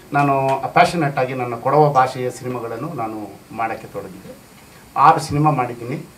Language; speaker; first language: Kannada; non-native, local second language; Kodava